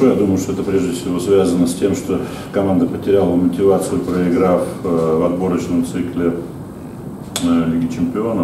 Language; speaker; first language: Russian; native; Russian